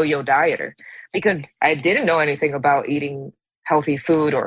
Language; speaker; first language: English; native; English